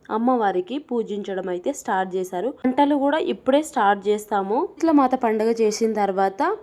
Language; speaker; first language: Telugu; non-native, local second language; Lambadi